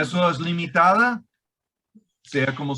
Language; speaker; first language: Spanish; non-native, fluent; English